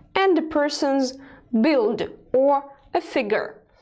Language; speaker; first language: English; non-native, fluent; Russian